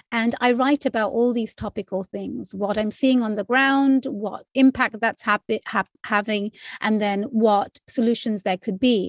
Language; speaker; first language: English; native; English